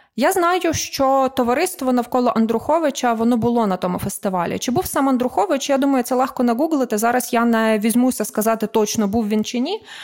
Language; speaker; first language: Ukrainian; native; Ukrainian